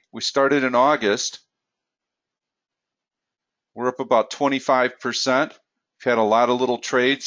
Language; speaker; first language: English; native; English